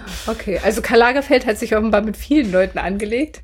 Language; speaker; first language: German; native; German